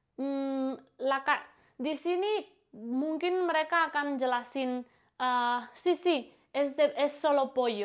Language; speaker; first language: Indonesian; non-native, fluent; Spanish